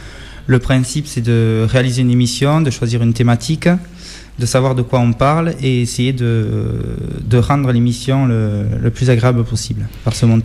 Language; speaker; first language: French; native; French